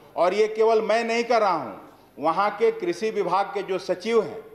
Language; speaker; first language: Hindi; native; Hindi